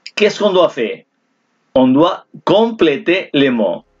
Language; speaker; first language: French; non-native, fluent; Spanish